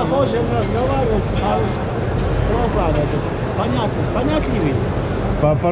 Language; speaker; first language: Russian; non-native, local second language; Uzbek